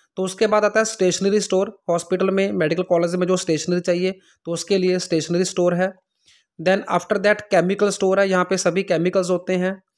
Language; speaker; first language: Hindi; non-native, local second language; Punjabi